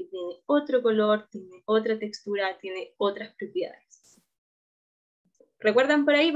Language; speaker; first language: Spanish; native; Spanish